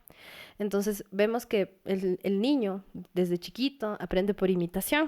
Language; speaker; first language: Spanish; native; Spanish